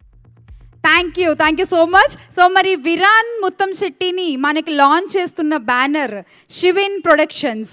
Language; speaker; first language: Telugu; native; Telugu